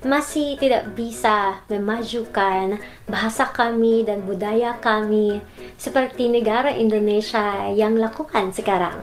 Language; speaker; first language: Indonesian; non-native, learner; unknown